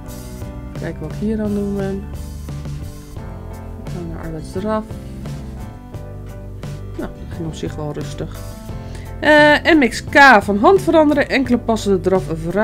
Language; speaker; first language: Dutch; native; Dutch